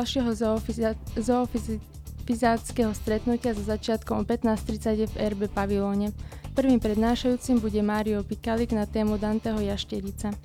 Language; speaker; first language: Slovak; native; Slovak